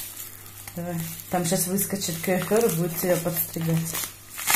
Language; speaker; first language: Russian; native; Russian